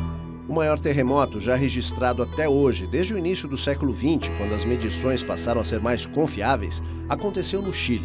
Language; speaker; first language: Portuguese; native; Portuguese